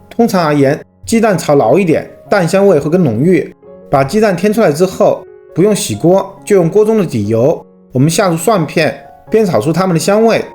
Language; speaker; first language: Chinese; native; Chinese